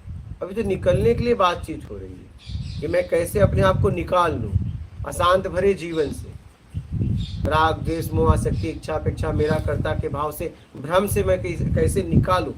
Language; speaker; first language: Hindi; native; Hindi